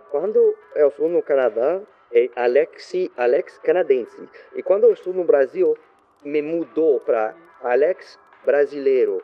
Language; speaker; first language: Portuguese; non-native, learner; French